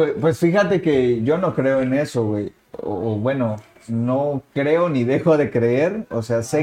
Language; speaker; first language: Spanish; native; Spanish